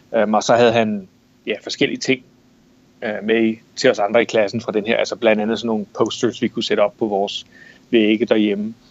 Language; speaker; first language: Danish; native; Danish